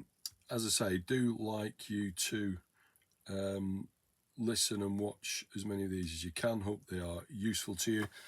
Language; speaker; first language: English; native; English